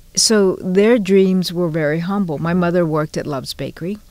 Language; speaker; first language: English; native; English